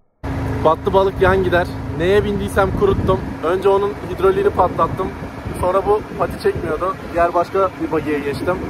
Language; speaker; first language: Turkish; native; Turkish